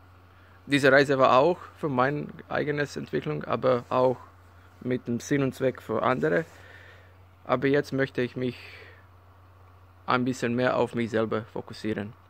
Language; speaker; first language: German; non-native, learner; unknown